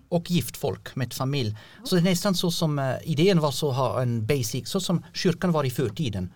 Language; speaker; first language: Swedish; non-native, fluent; French